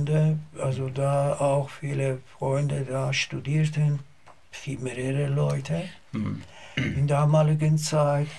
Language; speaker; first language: German; non-native, learner; Azerbaijani